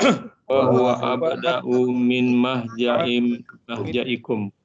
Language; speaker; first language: Arabic; non-native, learner; Indonesian